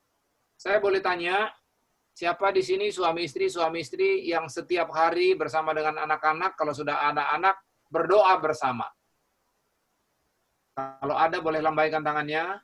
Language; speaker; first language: Indonesian; native; Indonesian